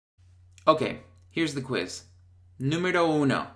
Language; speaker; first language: Spanish; non-native, fluent; English